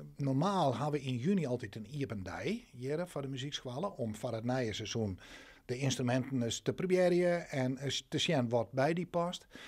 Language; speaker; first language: Dutch; non-native, local second language; Western Frisian